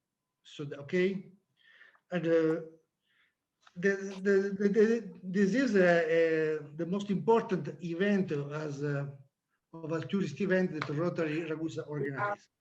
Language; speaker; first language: English; non-native, learner; Italian